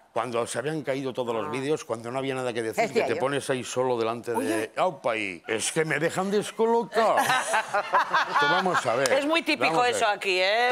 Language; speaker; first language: Spanish; native; Spanish